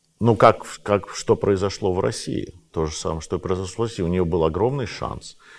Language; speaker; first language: Russian; native; Russian